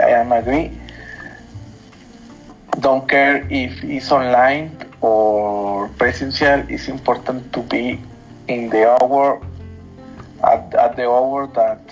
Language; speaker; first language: English; non-native, learner; Spanish